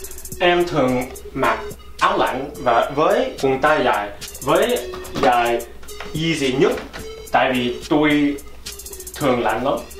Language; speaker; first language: Vietnamese; early bilingual, heritage; Vietnamese